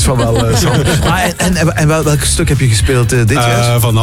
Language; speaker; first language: Dutch; native; Dutch